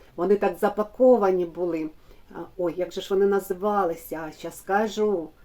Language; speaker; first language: Ukrainian; non-native, local second language; Russian